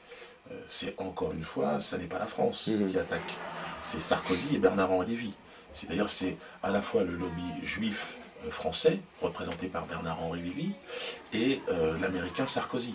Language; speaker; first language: French; native; French